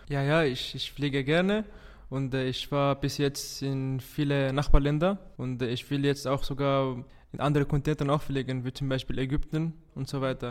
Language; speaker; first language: German; non-native, fluent; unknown